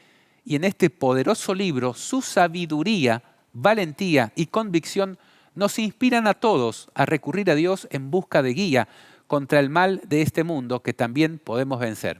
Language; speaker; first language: Spanish; native; Spanish